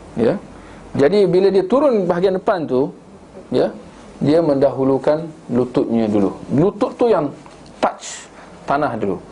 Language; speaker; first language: Malay; native; Malay